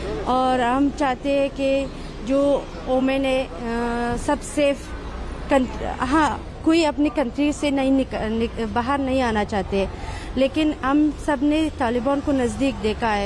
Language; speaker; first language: Hindi; non-native, fluent; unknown